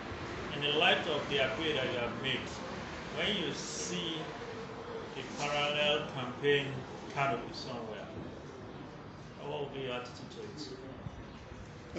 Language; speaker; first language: English; non-native, local second language; Igbo